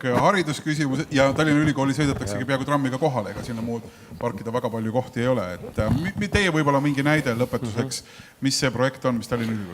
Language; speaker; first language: Estonian; native; Estonian